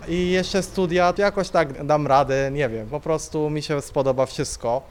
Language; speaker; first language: Polish; non-native, fluent; Arabic